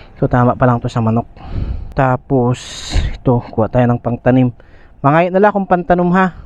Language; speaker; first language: Filipino; non-native, local second language; Masbatenyo